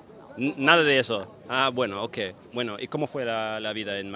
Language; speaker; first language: Spanish; non-native, fluent; English